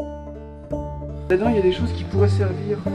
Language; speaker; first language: French; native; French